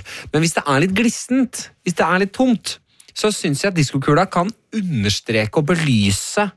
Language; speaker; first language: Norwegian; native; Norwegian